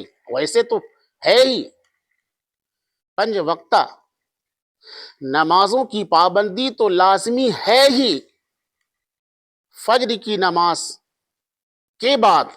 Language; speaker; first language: Urdu; native; Urdu